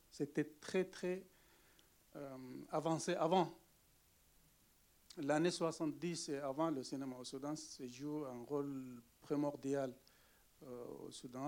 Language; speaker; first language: French; non-native, learner; Arabic